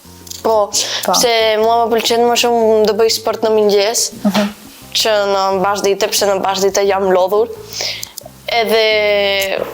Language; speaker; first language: Albanian; early bilingual, heritage; Albanian